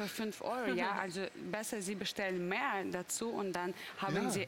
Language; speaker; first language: German; non-native, fluent; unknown